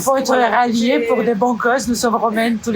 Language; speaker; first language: French; non-native, fluent; Romanian